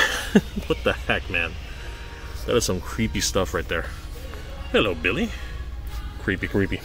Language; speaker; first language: English; native; English